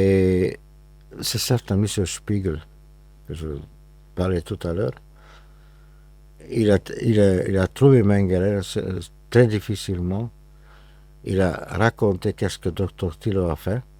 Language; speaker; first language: French; non-native, fluent; Hungarian